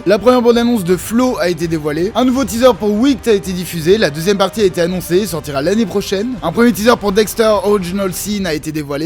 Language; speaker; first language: French; native; French